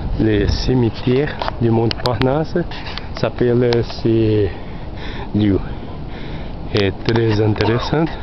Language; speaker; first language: French; non-native, learner; Portuguese